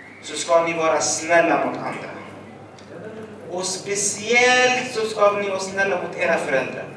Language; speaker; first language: Swedish; early bilingual, other home language; Arabic